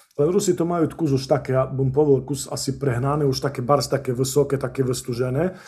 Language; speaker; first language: Slovak; non-native, local second language; Rusyn